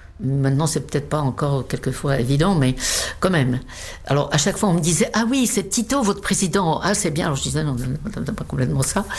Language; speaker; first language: French; non-native, fluent; Czech